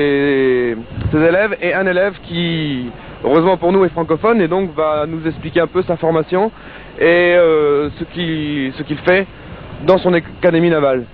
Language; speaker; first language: French; native; French